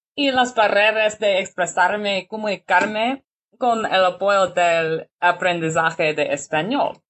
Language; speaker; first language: Spanish; non-native, learner; English